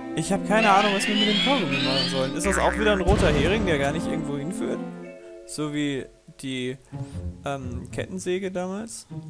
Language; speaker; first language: German; native; German